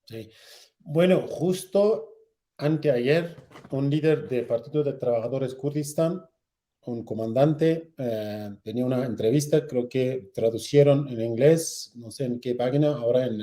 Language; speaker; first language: Spanish; non-native, learner; Kurdish